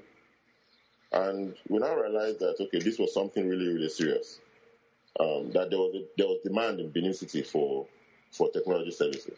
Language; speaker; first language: English; non-native, local second language; Bini